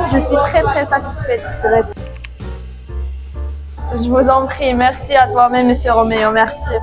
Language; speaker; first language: French; non-native, fluent; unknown